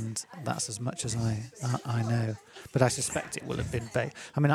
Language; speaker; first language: English; native; English